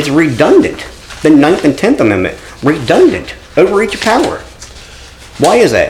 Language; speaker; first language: English; native; English